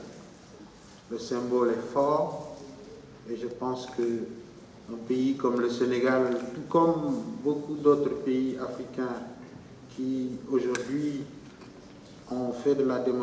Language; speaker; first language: French; non-native, local second language; Wolof